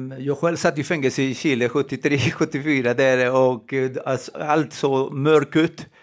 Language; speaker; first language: Swedish; non-native, fluent; Spanish